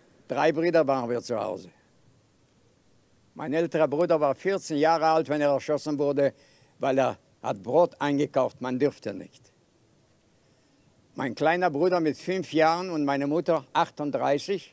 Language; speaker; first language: German; non-native, fluent; Yiddish